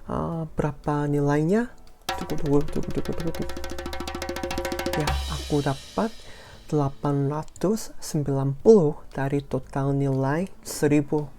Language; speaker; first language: Indonesian; non-native, fluent; Korean